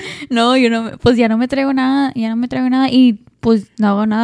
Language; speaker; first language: Spanish; early bilingual, heritage; Spanish